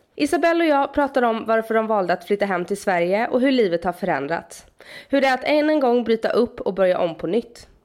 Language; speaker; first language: Swedish; native; Swedish